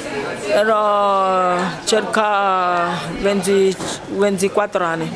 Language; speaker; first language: Italian; non-native, fluent; Ibibio